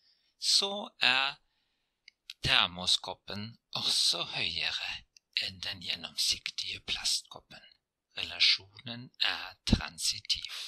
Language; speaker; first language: Norwegian; non-native, fluent; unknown